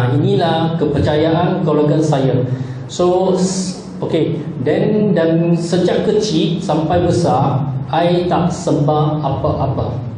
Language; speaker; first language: Malay; non-native, local second language; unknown